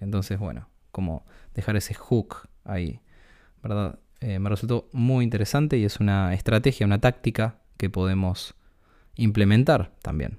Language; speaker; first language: Spanish; native; Spanish